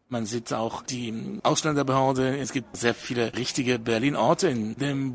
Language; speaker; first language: German; non-native, fluent; French